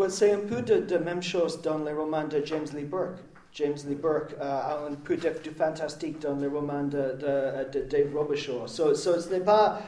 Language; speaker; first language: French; non-native, learner; English